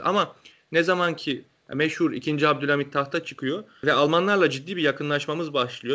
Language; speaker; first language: Turkish; native; Turkish